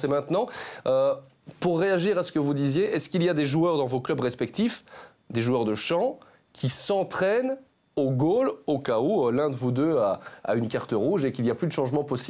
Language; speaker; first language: French; native; French